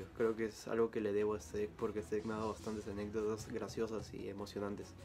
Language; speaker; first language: Spanish; native; Spanish